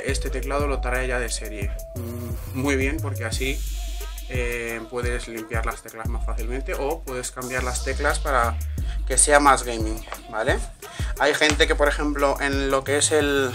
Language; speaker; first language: Spanish; native; Spanish